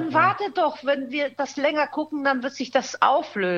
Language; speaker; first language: German; native; German